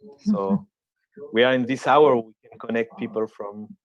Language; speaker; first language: English; non-native, fluent; French